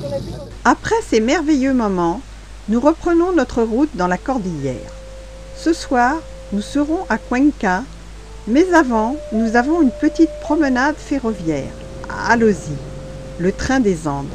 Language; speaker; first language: French; native; French